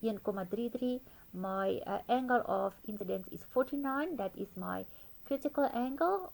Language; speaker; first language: English; non-native, local second language; Afrikaans